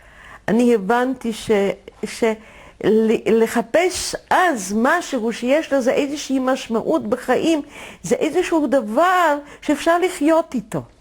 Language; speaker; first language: Hebrew; non-native, fluent; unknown